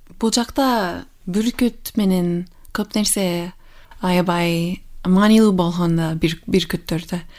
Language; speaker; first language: Kyrgyz; non-native, fluent; English